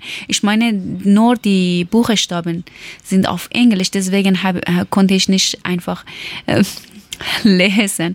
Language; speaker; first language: German; non-native, learner; Persian